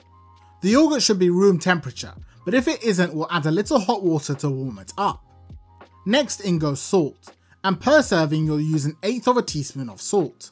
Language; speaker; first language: English; native; English